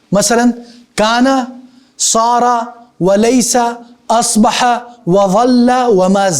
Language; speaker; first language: Arabic; non-native, fluent; Urdu